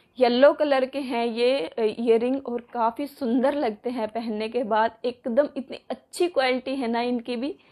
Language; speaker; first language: Hindi; native; Hindi